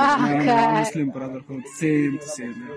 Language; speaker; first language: English; non-native, learner; Arabic